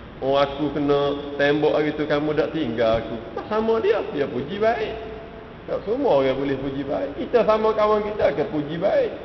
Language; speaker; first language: Malay; native; Malay